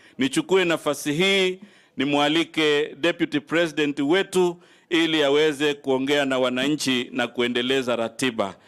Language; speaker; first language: Swahili; native; Swahili